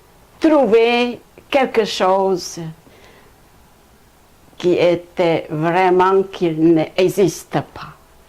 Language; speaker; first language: French; non-native, fluent; Khmer